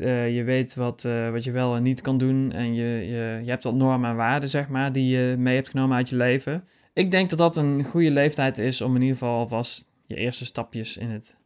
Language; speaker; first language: Dutch; native; Dutch